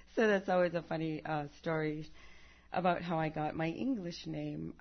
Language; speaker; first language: English; early bilingual, other home language; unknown